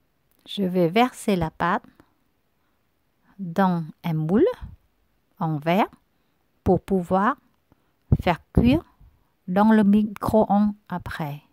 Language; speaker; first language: French; non-native, learner; Vietnamese